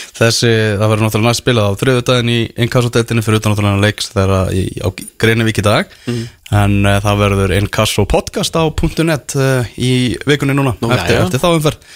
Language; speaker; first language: Icelandic; native; Icelandic